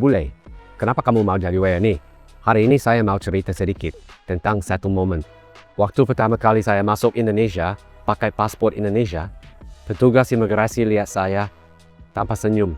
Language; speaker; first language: Indonesian; non-native, fluent; English